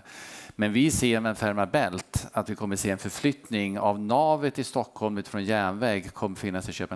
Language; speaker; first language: Swedish; native; Swedish